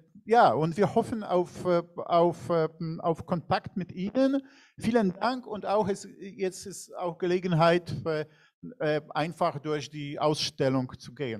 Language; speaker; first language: German; non-native, fluent; Polish